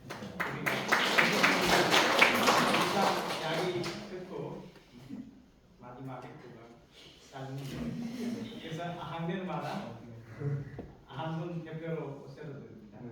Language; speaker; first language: Korean; non-native, fluent; Hindi